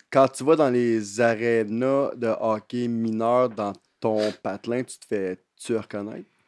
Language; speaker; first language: French; native; French